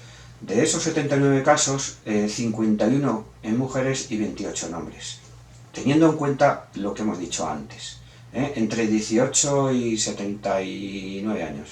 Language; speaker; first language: Spanish; native; Spanish